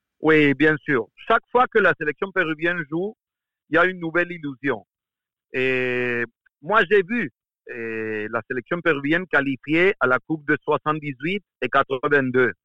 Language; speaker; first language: French; non-native, fluent; Spanish